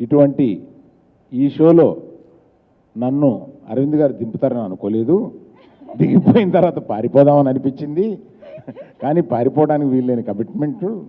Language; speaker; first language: Telugu; native; Telugu